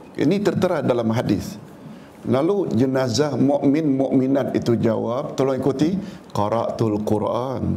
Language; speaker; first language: Malay; native; Malay